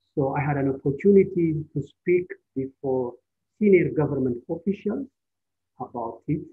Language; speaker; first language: English; non-native, fluent; Amharic